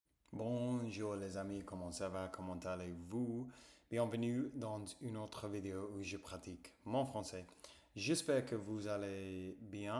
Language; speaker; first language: French; non-native, fluent; English